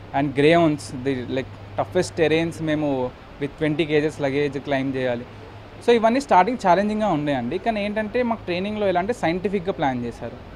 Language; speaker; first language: Telugu; native; Telugu